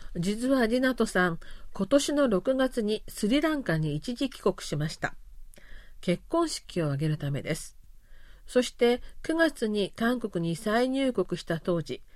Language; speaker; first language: Japanese; non-native, fluent; Korean